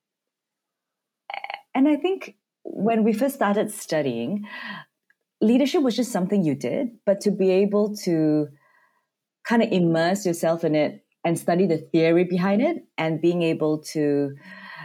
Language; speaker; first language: English; non-native, local second language; Cantonese